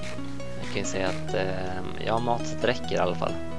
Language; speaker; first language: Swedish; native; Swedish